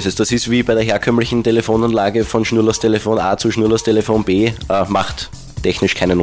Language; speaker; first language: German; native; German